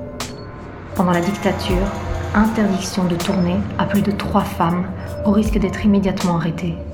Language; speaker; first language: French; native; French